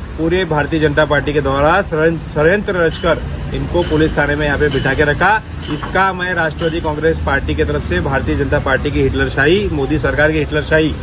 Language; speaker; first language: Hindi; non-native, local second language; Marathi